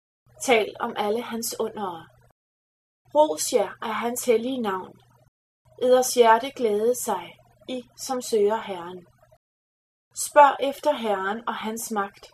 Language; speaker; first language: Danish; native; Danish